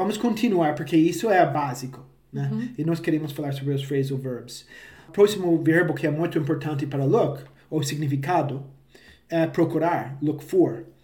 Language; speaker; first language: Portuguese; non-native, fluent; English